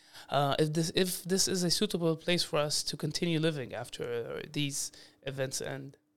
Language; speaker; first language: English; non-native, fluent; Arabic